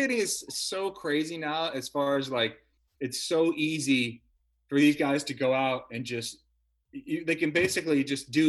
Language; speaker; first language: English; native; English